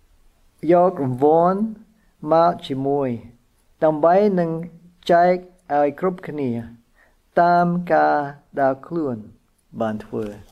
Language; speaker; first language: Khmer; non-native, fluent; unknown